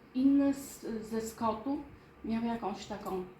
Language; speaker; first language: Polish; native; Polish